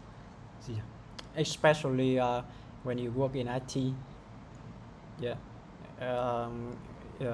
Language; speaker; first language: English; non-native, learner; Vietnamese